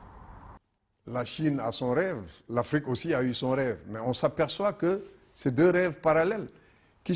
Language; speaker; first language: French; non-native, local second language; Wolof